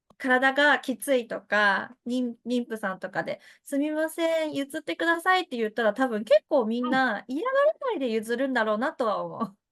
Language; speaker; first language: Japanese; early bilingual, other home language; Chinese